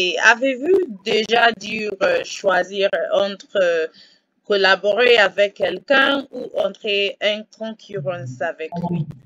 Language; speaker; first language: French; non-native, fluent; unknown